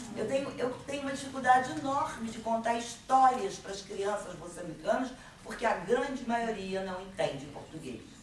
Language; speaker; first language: Portuguese; native; Portuguese